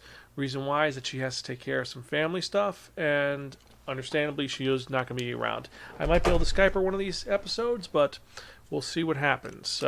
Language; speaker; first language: English; native; English